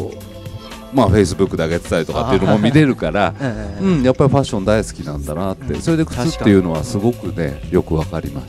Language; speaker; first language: Japanese; native; Japanese